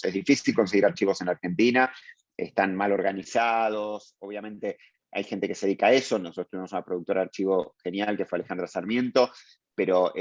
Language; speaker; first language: Spanish; native; Spanish